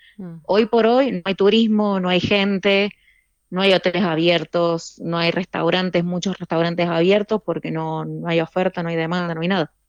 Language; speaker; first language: Spanish; native; Spanish